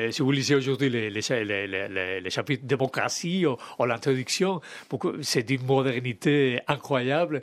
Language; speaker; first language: French; non-native, fluent; Spanish